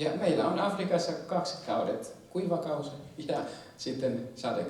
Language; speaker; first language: Finnish; non-native, fluent; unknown